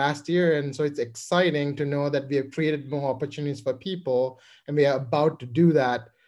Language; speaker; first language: English; non-native, local second language; Sinhala